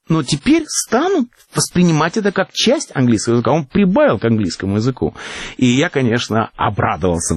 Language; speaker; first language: Russian; native; Russian